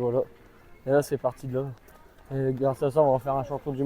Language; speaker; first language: French; native; French